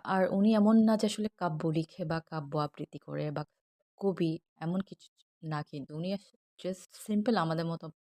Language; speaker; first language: Bangla; non-native, local second language; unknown